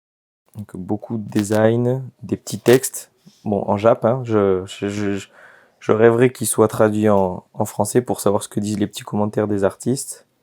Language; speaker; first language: French; native; French